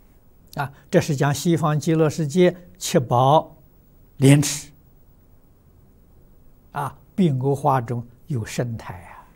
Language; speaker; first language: Chinese; native; Chinese